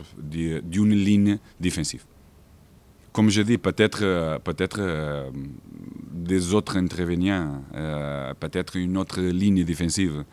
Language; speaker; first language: French; non-native, fluent; Portuguese